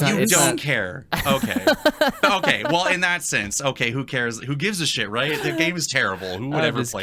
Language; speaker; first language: English; native; English